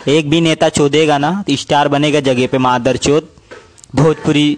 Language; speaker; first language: Hindi; native; Hindi